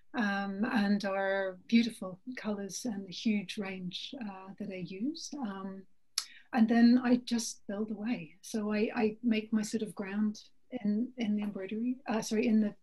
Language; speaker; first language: English; native; English